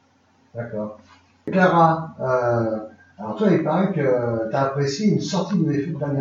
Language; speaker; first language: French; native; French